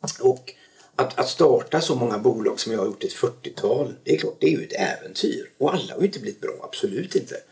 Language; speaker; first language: Swedish; native; Swedish